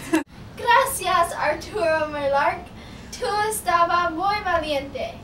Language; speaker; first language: Spanish; non-native, learner; English